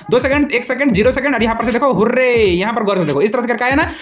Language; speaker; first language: Hindi; native; Hindi